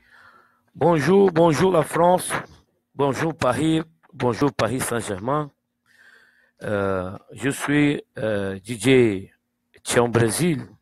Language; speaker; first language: French; non-native, fluent; Portuguese